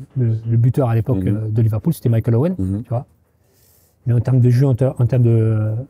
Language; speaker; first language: French; native; French